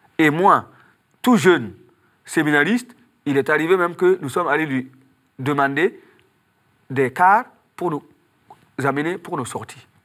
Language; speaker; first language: French; non-native, local second language; Mossi